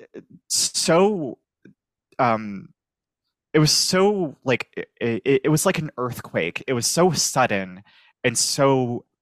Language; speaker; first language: English; native; English